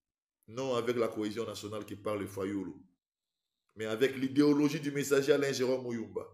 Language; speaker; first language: French; non-native, local second language; Lingala